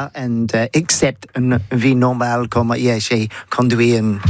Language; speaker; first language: French; non-native, learner; English